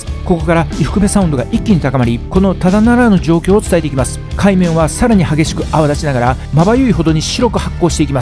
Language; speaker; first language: Japanese; native; Japanese